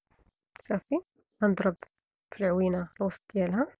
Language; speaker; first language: Arabic; native; Arabic